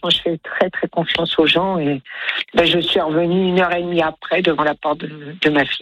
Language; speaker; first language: French; native; French